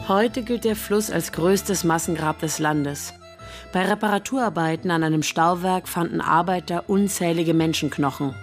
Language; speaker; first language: German; native; German